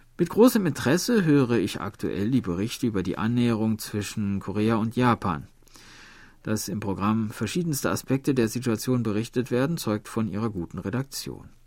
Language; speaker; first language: German; native; German